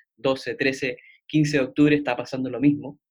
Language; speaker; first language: Spanish; native; Spanish